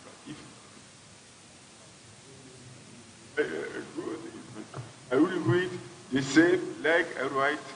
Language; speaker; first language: English; non-native, learner; French